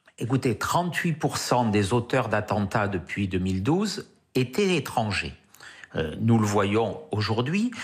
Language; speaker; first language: French; native; French